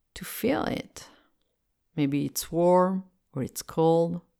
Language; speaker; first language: English; non-native, fluent; Italian